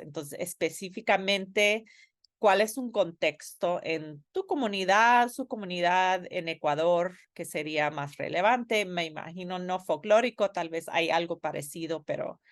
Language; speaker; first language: Spanish; non-native, fluent; English